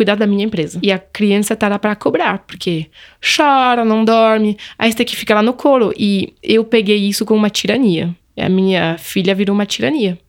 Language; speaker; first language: Portuguese; non-native, fluent; French